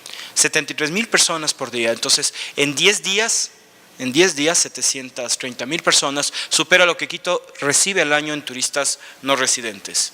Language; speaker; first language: Spanish; native; Spanish